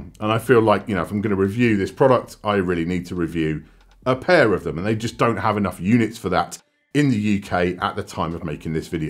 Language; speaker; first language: English; native; English